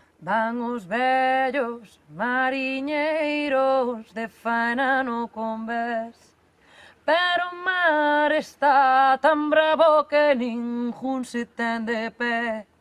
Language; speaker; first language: Galician; native; Galician